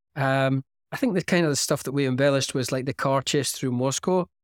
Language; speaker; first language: English; native; English